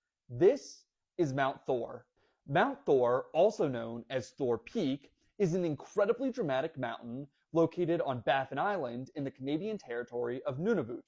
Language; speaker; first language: English; native; English